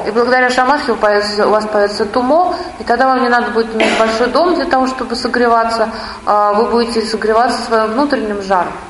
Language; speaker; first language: Russian; native; Russian